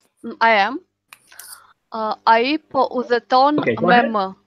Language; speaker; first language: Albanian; non-native, learner; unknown